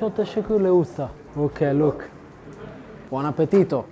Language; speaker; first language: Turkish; non-native, learner; Italian